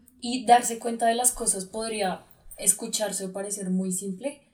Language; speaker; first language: Spanish; native; Spanish